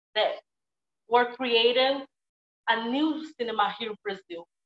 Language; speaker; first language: English; non-native, fluent; Portuguese